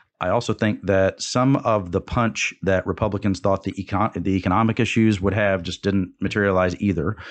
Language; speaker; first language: English; native; English